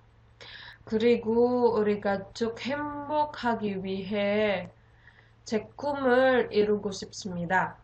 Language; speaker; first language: Korean; non-native, learner; Indonesian